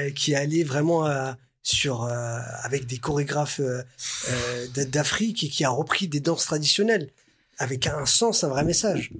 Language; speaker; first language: French; early bilingual, other home language; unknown